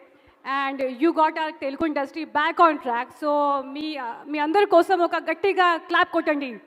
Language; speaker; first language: Telugu; non-native, fluent; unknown